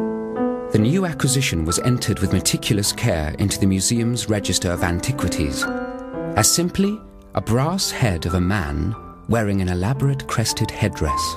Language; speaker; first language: English; native; English